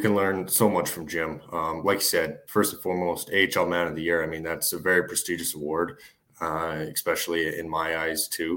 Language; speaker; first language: English; native; English